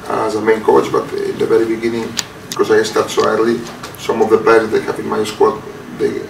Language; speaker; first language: English; non-native, fluent; Spanish